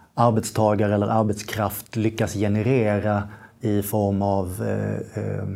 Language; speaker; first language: Swedish; native; Swedish